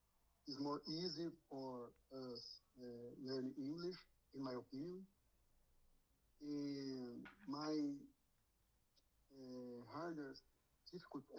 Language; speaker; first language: English; non-native, learner; Portuguese